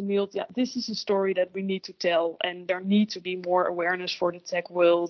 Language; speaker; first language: English; non-native, fluent; Dutch